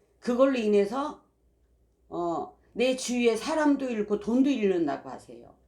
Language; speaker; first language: Korean; native; Korean